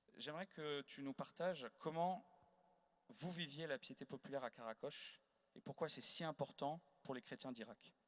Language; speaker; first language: French; native; French